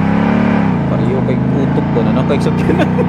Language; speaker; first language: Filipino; non-native, local second language; Cebuano